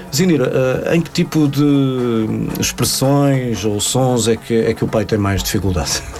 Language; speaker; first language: Portuguese; native; Portuguese